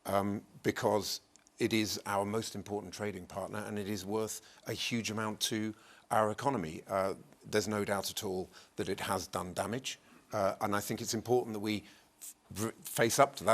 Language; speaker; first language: English; native; English